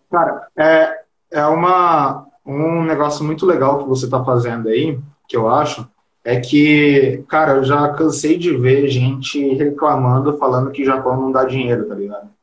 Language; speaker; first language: Portuguese; early bilingual, heritage; Portuguese